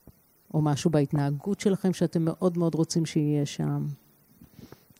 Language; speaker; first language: Hebrew; native; Hebrew